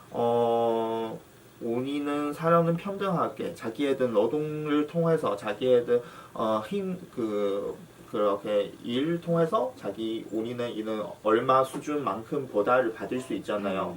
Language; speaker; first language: Korean; non-native, fluent; Chinese